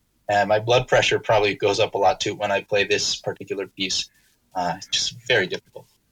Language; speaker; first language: English; native; English